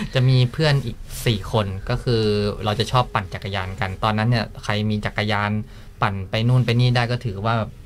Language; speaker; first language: Thai; native; Thai